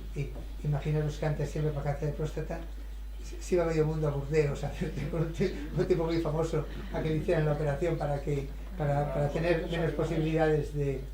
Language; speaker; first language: Spanish; native; Spanish